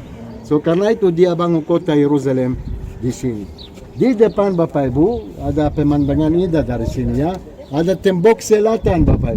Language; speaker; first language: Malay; non-native, fluent; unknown